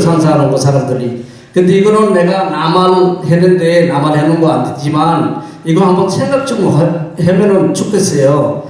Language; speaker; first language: Korean; non-native, fluent; Bangla